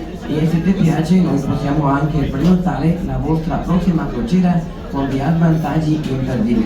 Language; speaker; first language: Italian; non-native, fluent; Spanish